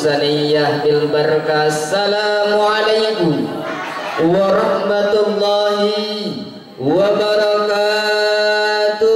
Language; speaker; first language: Arabic; non-native, learner; Indonesian